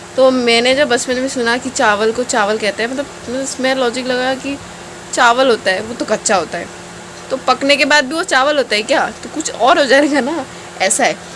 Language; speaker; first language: Hindi; non-native, local second language; Bangla